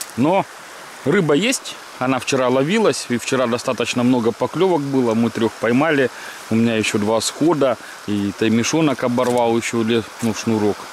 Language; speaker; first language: Russian; native; Russian